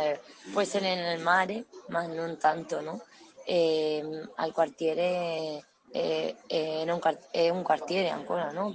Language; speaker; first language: Italian; non-native, learner; Spanish